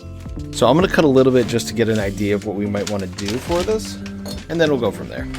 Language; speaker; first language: English; native; English